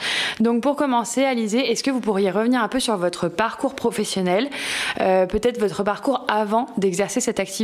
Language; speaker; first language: French; native; French